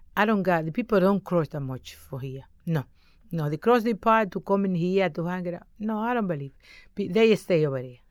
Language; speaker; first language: English; non-native, learner; Spanish